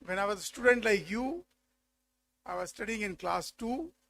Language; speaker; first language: English; non-native, local second language; Marathi